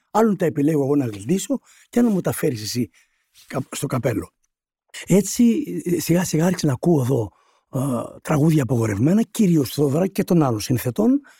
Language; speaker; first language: Greek; native; Greek